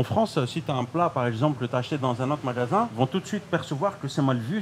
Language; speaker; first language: French; native; French